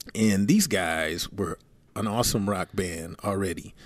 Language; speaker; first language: English; native; English